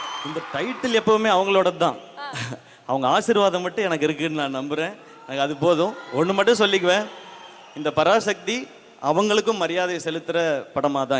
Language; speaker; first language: Tamil; native; Tamil